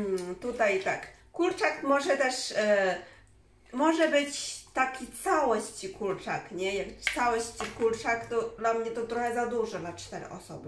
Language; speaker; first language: Polish; non-native, learner; Chinese